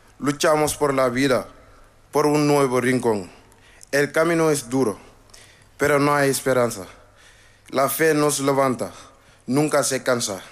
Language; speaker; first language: Spanish; non-native, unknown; Wolof